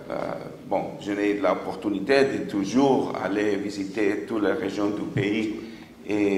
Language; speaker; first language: French; non-native, fluent; English